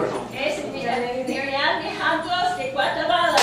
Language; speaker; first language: Spanish; non-native, learner; English